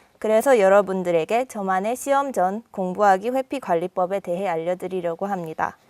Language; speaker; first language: Korean; native; Korean